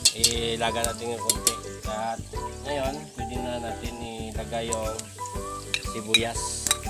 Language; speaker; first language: Filipino; non-native, local second language; Hiligaynon